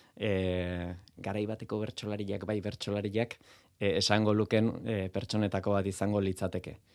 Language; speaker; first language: Basque; native; Basque